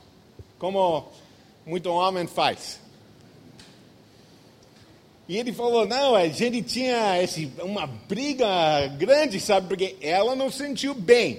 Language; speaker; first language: Portuguese; non-native, fluent; English